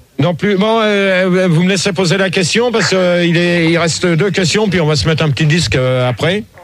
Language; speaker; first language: French; native; French